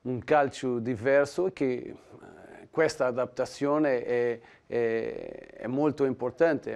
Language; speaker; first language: Italian; non-native, learner; Portuguese